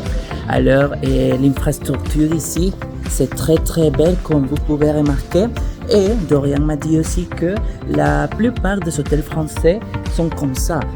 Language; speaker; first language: French; non-native, learner; Spanish